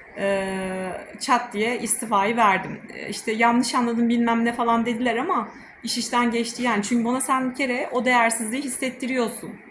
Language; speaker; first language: Turkish; native; Turkish